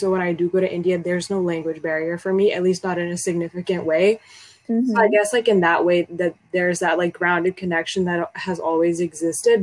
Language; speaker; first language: English; early bilingual, other home language; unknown